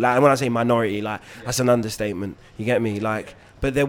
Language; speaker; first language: English; native; English